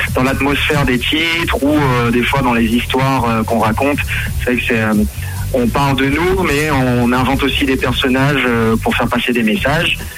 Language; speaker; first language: French; native; French